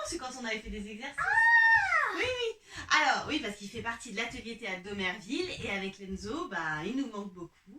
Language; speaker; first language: French; native; French